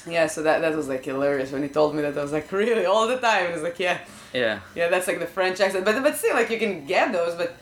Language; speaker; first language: English; non-native, fluent; Hebrew